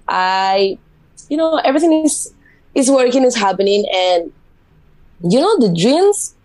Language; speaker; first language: English; non-native, fluent; Spanish